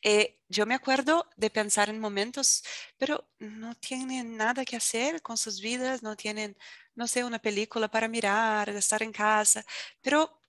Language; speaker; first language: Spanish; non-native, fluent; Portuguese